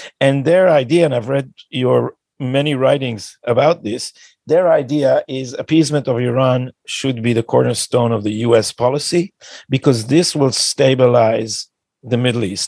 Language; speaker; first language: English; non-native, fluent; Hebrew